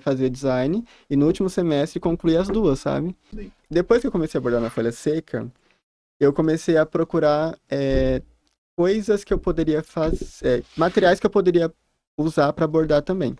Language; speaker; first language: Portuguese; native; Portuguese